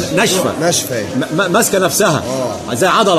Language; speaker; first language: Arabic; native; Arabic